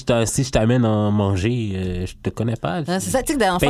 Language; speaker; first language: French; native; French